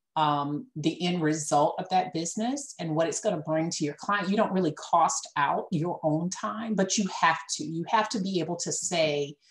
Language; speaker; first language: English; native; English